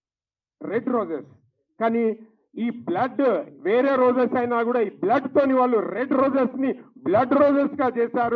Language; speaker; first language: Telugu; native; Telugu